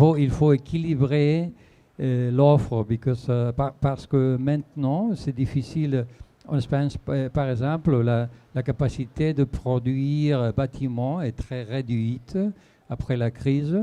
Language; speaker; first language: French; non-native, fluent; Spanish